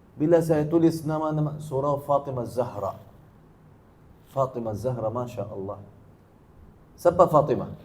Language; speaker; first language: Malay; non-native, learner; Arabic